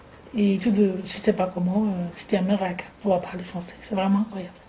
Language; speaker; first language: French; non-native, local second language; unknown